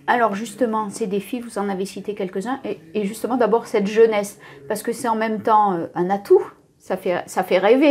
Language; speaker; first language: French; native; French